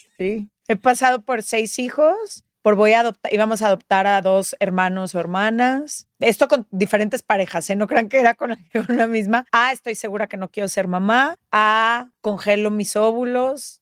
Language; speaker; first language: Spanish; native; Spanish